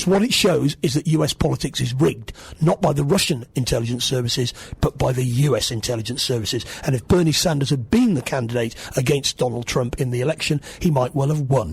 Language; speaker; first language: English; native; English